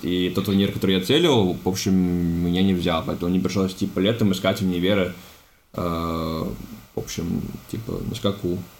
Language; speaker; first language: Russian; native; Russian